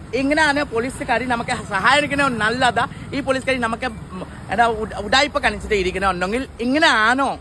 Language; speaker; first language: Malayalam; non-native, fluent; Assamese